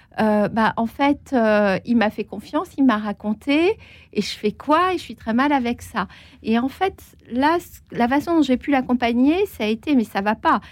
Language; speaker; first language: French; native; French